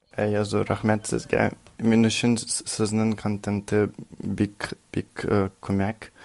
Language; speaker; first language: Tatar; non-native, learner; Russian